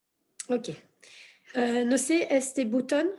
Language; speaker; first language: Spanish; non-native, fluent; French